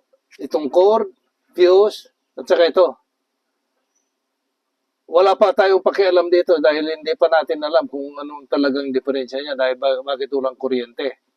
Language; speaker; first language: Filipino; native; Filipino